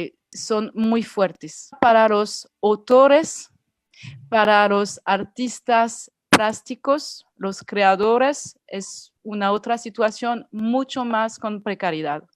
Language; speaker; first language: Spanish; non-native, fluent; French